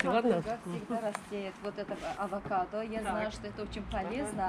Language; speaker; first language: Russian; non-native, learner; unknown